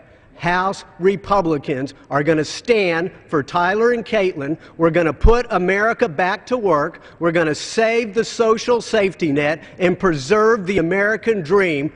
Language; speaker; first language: English; native; English